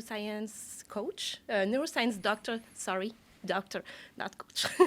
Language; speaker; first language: English; non-native, learner; French